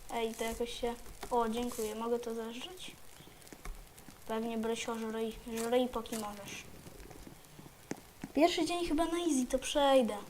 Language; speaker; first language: Polish; native; Polish